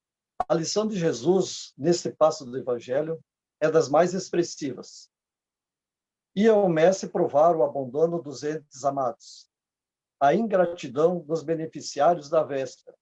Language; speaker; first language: Portuguese; native; Portuguese